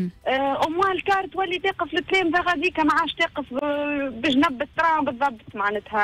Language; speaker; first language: Arabic; native; Arabic